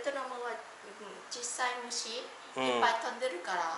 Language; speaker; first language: Japanese; non-native, learner; Vietnamese